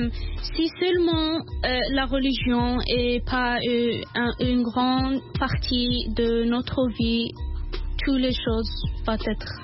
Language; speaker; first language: French; non-native, learner; English